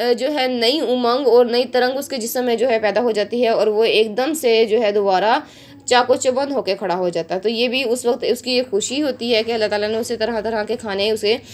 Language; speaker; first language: Urdu; native; Urdu